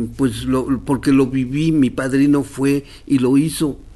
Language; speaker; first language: Spanish; non-native, local second language; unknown